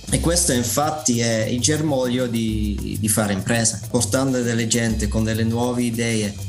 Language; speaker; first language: Italian; non-native, fluent; Dutch